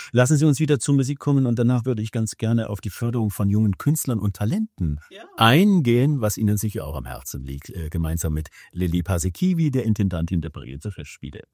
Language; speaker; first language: German; native; German